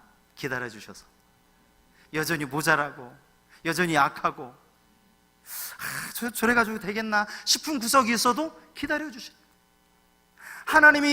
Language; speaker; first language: Korean; native; Korean